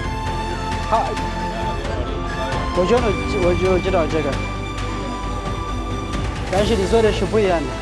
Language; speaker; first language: Chinese; non-native, learner; Amharic